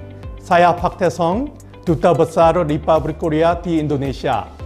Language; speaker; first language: Indonesian; non-native, learner; Korean